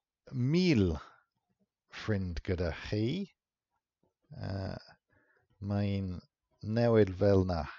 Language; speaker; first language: Welsh; non-native, fluent; English